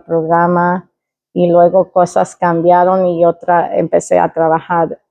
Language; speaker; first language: Spanish; early bilingual, heritage; Spanish